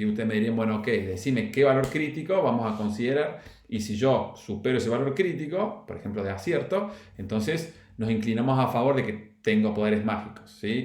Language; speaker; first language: Spanish; native; Spanish